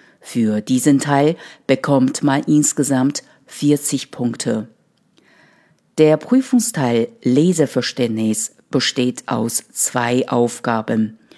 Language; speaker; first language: German; non-native, fluent; Chinese